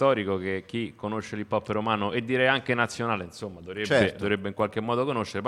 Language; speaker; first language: Italian; native; Italian